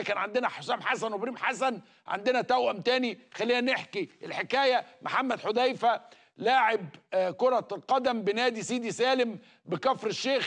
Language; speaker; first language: Arabic; native; Arabic